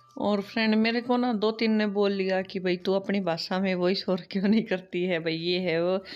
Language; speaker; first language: Hindi; native; Hindi